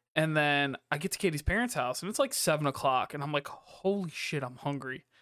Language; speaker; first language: English; native; English